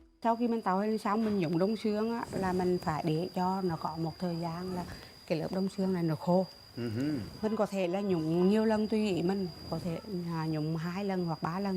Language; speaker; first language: Vietnamese; native; Vietnamese